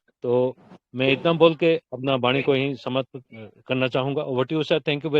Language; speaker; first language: Hindi; non-native, local second language; Odia